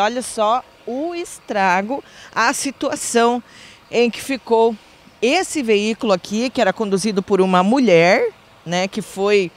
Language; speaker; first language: Portuguese; native; Portuguese